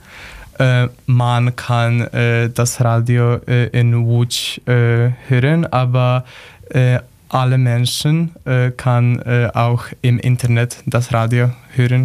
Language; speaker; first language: German; non-native, learner; Polish